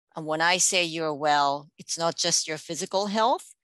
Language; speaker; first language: English; non-native, local second language; Japanese